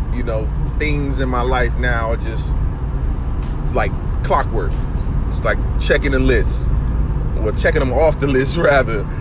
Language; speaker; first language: English; native; English